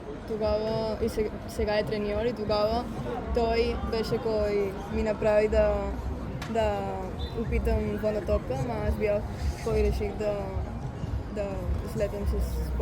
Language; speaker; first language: Bulgarian; early bilingual, heritage; Bulgarian